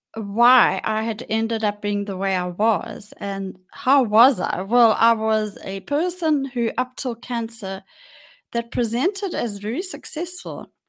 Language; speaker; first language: English; native; English